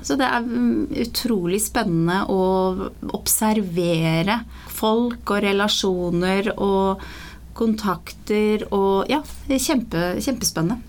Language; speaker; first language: Norwegian; early bilingual, other home language; Persian